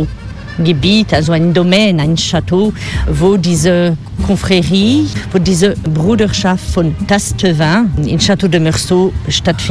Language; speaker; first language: German; non-native, fluent; French